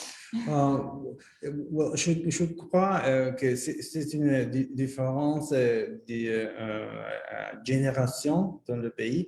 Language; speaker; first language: French; non-native, fluent; Spanish